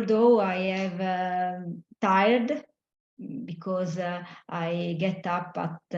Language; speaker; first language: English; non-native, learner; Italian